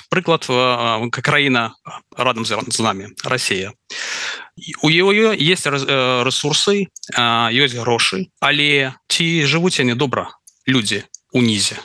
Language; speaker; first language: Belarusian; non-native, local second language; Russian